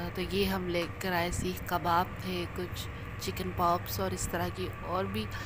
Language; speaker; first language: Urdu; native; Urdu